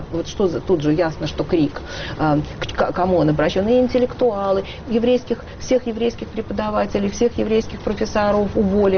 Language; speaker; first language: Russian; native; Russian